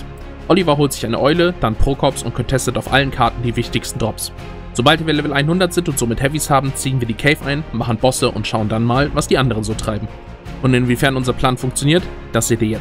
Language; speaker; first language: German; native; German